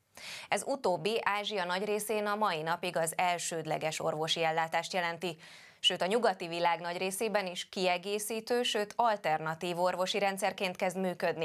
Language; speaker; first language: Hungarian; native; Hungarian